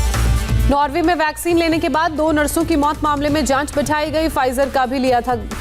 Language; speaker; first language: Hindi; native; Hindi